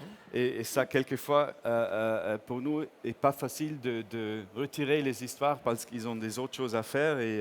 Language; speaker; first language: French; non-native, fluent; English